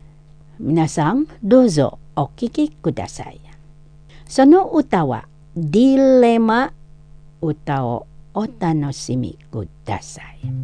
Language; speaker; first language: Japanese; non-native, learner; Indonesian